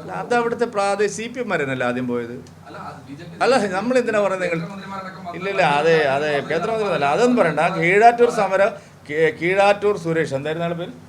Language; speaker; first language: Malayalam; native; Malayalam